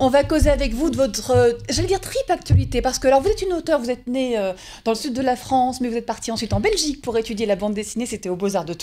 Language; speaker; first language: French; native; French